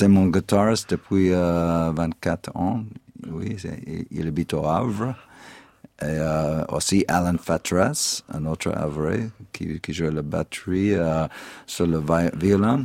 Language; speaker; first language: French; non-native, fluent; English